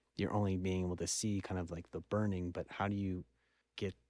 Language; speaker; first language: English; native; English